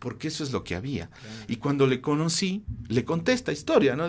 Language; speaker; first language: Spanish; native; Spanish